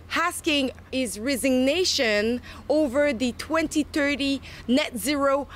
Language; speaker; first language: English; non-native, fluent; French